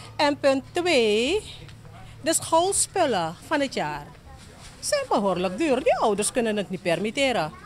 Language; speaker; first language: Dutch; native; Dutch